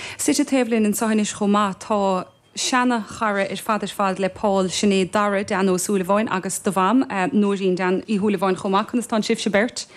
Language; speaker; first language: Irish; native; Irish